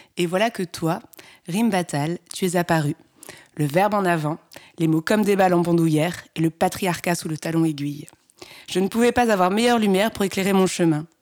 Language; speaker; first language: French; native; French